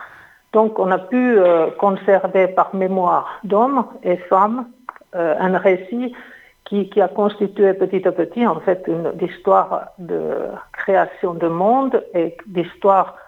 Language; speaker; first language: French; non-native, fluent; Finnish